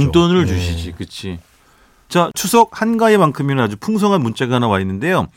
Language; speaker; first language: Korean; native; Korean